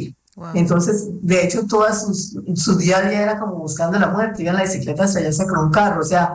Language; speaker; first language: Spanish; native; Spanish